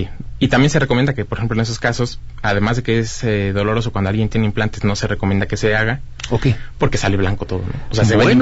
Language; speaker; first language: Spanish; native; Spanish